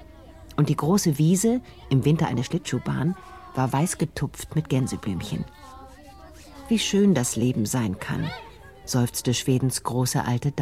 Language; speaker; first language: German; native; German